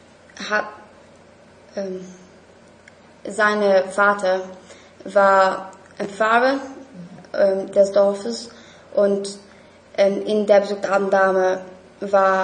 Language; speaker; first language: German; non-native, learner; English